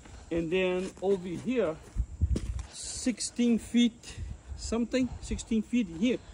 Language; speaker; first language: English; non-native, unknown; Portuguese